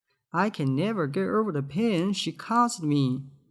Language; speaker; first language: English; non-native, fluent; Chinese